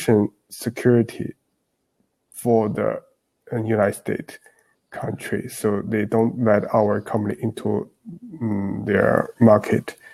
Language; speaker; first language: English; non-native, learner; Chinese